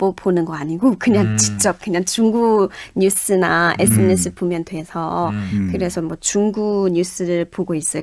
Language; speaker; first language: Korean; non-native, fluent; Chinese